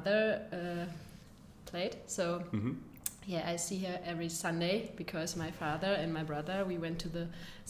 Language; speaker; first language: English; non-native, learner; German